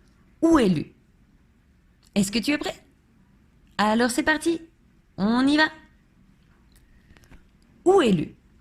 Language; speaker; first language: French; native; French